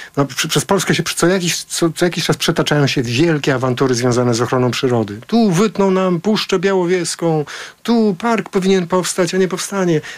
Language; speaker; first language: Polish; native; Polish